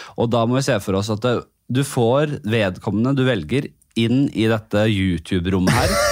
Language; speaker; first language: Norwegian; native; Norwegian